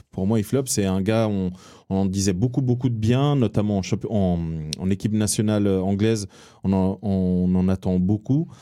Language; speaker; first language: French; early bilingual, other home language; Portuguese